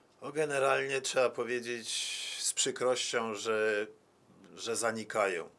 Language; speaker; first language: Polish; native; Polish